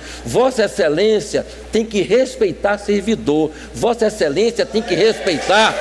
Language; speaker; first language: Portuguese; native; Portuguese